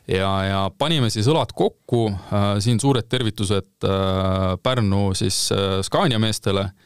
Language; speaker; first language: Estonian; native; Estonian